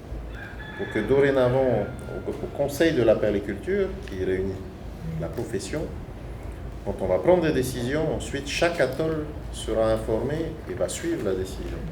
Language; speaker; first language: French; native; French